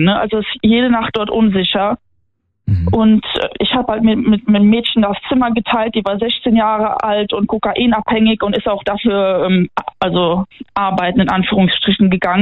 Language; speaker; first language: German; native; German